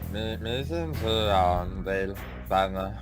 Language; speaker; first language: Estonian; non-native, local second language; Russian